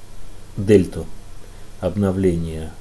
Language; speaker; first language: Russian; native; Russian